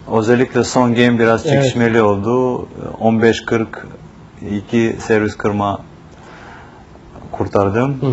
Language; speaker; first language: Turkish; non-native, fluent; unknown